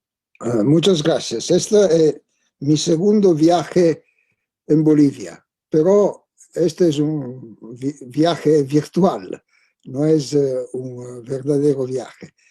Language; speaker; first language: Spanish; non-native, fluent; Italian